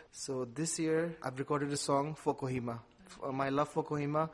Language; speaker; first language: English; non-native, local second language; Nepali